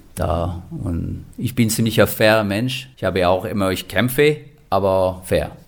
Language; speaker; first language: German; non-native, fluent; French